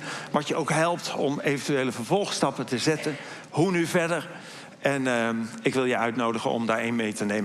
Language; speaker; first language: Dutch; native; Dutch